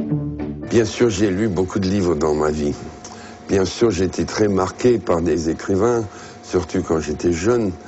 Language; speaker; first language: French; non-native, fluent; English